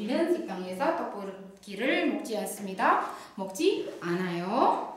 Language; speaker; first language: Korean; non-native, fluent; Indonesian